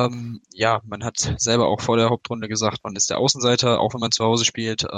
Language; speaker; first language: German; native; German